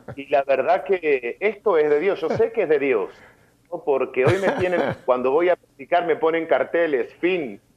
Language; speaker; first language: Spanish; native; Spanish